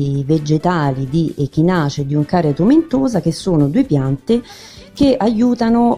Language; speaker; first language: Italian; native; Italian